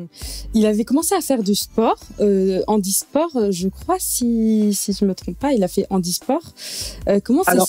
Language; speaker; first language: French; native; French